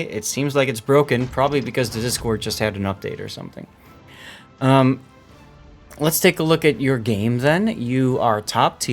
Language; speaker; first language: English; native; English